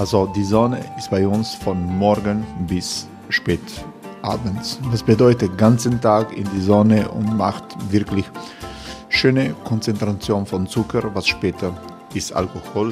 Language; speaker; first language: German; non-native, fluent; Croatian